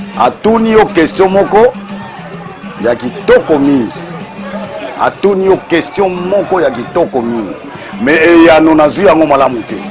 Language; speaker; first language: Lingala; non-native, local second language; Kongo